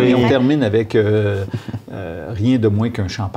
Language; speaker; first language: French; native; French